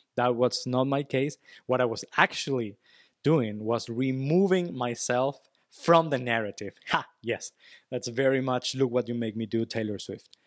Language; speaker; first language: English; non-native, fluent; Spanish